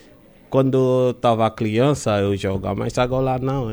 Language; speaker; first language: Portuguese; non-native, learner; Haitian Creole